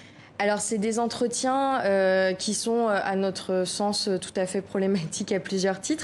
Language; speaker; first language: French; native; French